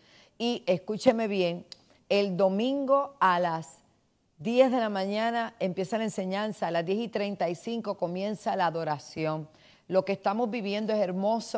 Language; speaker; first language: Spanish; native; Spanish